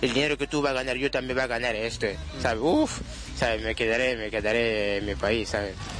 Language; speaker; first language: Spanish; non-native, learner; Wolof